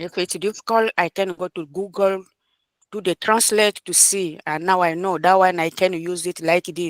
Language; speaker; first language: English; non-native, learner; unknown